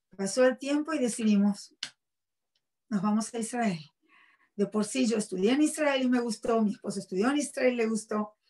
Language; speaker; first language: Spanish; native; Spanish